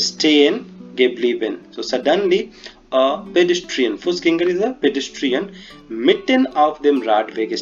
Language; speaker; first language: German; non-native, fluent; Hindi